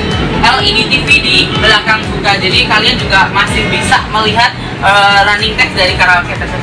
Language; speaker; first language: Indonesian; native; Indonesian